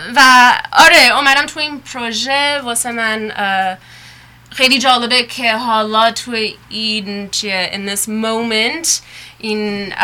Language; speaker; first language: Persian; early bilingual, heritage; Persian